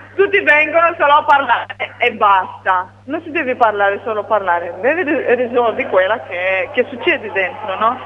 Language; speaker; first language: Italian; non-native, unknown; Romanian